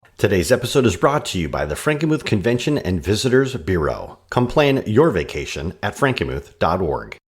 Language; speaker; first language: English; native; English